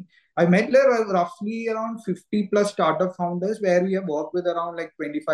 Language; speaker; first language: English; non-native, local second language; Malayalam